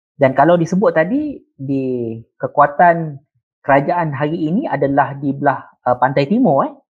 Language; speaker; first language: Malay; native; Malay